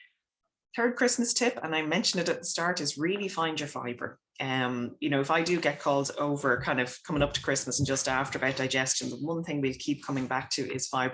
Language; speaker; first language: English; native; English